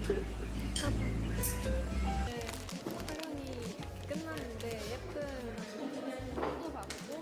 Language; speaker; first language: Korean; non-native, fluent; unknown